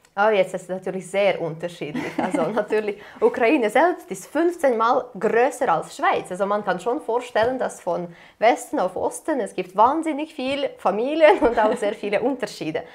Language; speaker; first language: German; non-native, fluent; Ukrainian